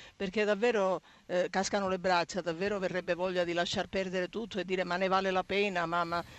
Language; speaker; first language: Italian; native; Italian